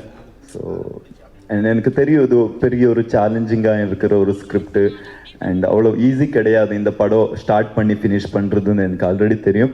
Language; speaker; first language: Tamil; non-native, learner; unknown